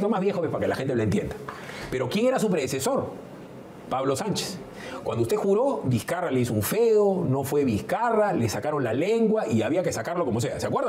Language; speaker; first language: Spanish; native; Spanish